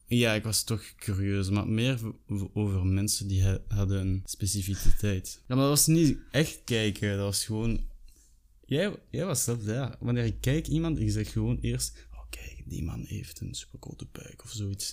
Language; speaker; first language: Dutch; non-native, learner; French